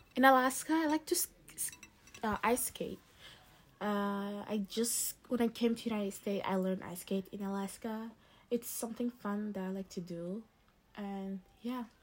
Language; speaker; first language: English; early bilingual, other home language; Arabic